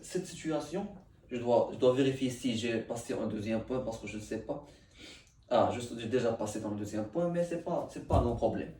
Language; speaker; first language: French; non-native, learner; Arabic